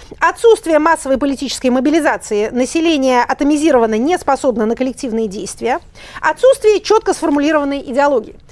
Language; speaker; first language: Russian; native; Russian